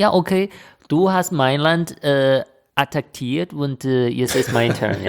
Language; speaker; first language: German; non-native, fluent; Chinese